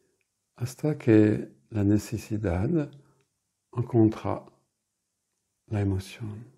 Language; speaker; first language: Spanish; non-native, fluent; French